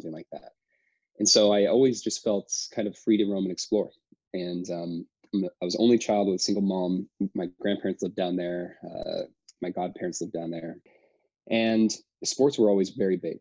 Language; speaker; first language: English; native; English